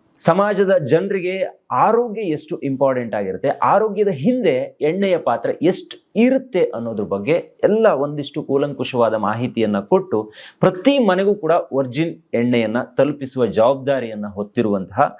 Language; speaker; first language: Kannada; native; Kannada